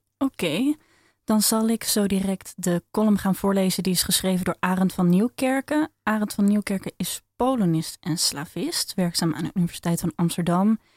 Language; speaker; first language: Dutch; native; Dutch